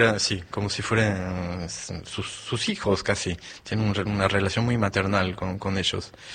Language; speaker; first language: Spanish; non-native, fluent; French